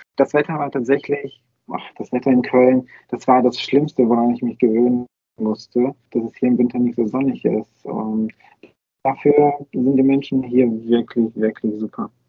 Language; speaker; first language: German; non-native, fluent; Bulgarian